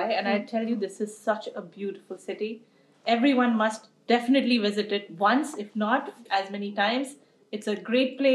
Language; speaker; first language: English; non-native, local second language; Hindi